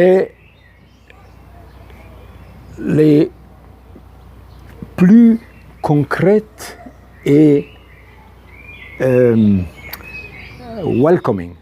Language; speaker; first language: French; non-native, fluent; Italian